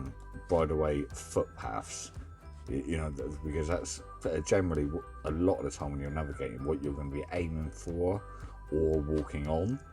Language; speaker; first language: English; native; English